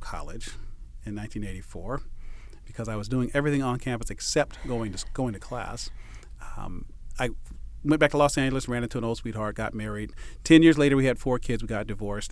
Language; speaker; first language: English; native; English